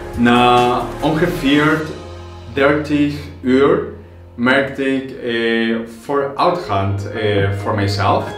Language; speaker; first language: Dutch; non-native, learner; Spanish